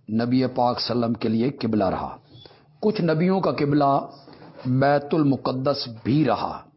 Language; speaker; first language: Urdu; non-native, local second language; Punjabi